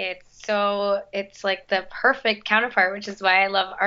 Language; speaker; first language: English; early bilingual, other home language; Spanish